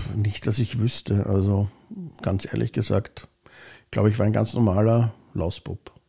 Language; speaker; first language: German; native; German